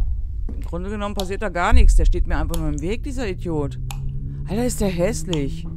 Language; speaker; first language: German; native; German